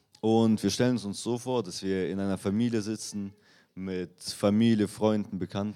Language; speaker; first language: German; non-native, fluent; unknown